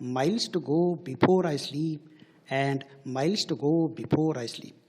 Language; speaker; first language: English; non-native, local second language; Marathi